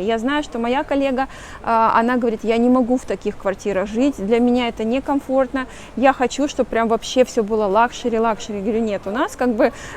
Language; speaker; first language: Russian; native; Russian